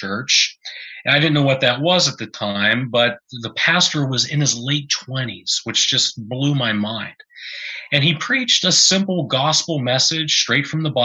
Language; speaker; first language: English; native; English